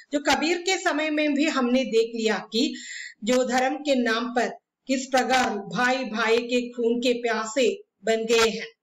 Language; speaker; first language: Hindi; non-native, local second language; Malayalam